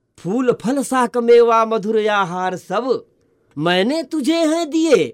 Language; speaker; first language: Hindi; native; Hindi